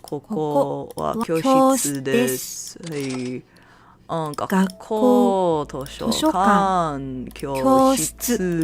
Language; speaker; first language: Japanese; non-native, learner; English